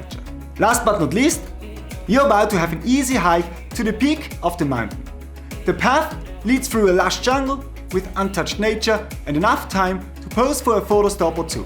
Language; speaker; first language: English; non-native, fluent; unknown